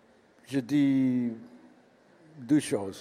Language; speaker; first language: French; non-native, learner; English